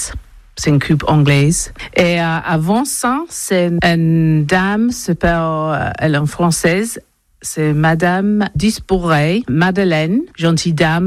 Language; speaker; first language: French; non-native, learner; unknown